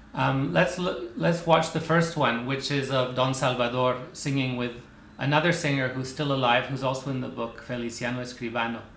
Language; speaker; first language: English; native; English